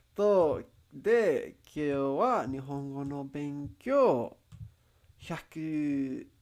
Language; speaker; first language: Japanese; non-native, learner; English